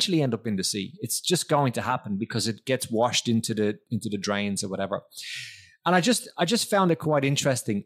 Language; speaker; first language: English; native; English